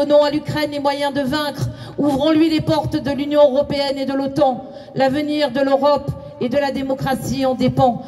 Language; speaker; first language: French; native; French